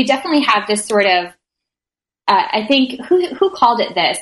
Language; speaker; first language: English; native; English